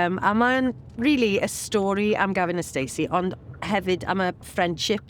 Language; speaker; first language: Welsh; non-native, local second language; English